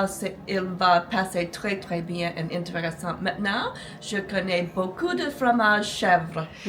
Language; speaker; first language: French; non-native, learner; English